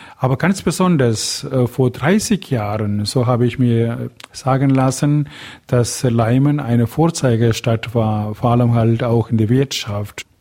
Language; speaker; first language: German; non-native, fluent; Tamil